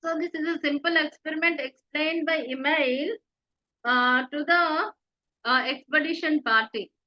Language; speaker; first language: English; non-native, local second language; Telugu